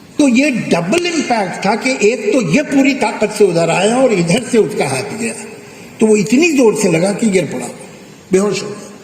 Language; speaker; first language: Urdu; native; Urdu